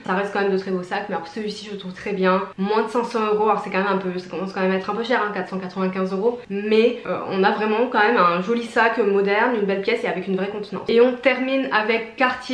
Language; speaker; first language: French; native; French